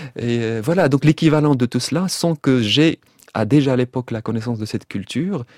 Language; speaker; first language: French; non-native, local second language; Arabic